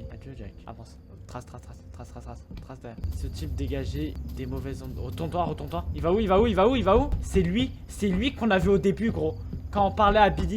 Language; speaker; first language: French; native; French